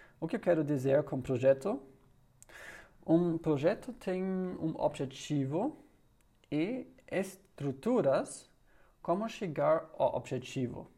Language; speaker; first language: Portuguese; non-native, learner; German